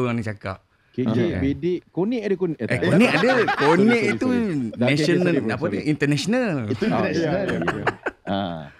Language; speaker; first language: Malay; native; Malay